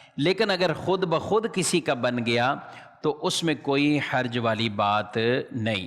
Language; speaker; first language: Urdu; native; Urdu